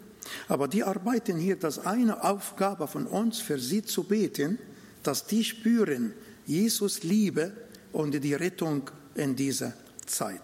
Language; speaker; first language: German; non-native, fluent; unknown